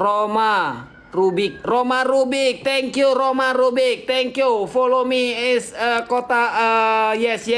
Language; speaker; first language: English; non-native, learner; Indonesian